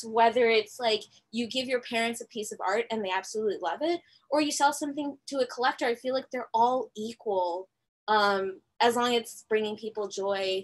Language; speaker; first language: English; native; English